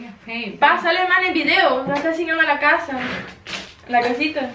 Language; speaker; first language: Spanish; early bilingual, heritage; English